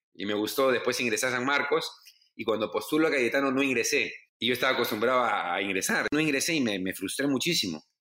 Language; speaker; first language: Spanish; native; Spanish